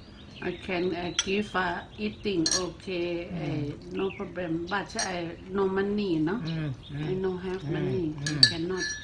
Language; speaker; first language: English; non-native, learner; Thai